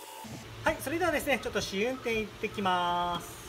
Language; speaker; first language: Japanese; native; Japanese